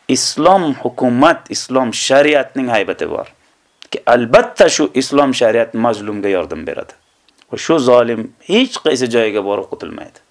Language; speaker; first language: Uzbek; native; Uzbek